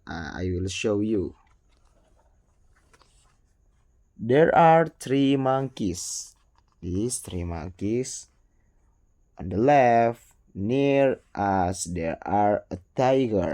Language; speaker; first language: English; non-native, learner; Indonesian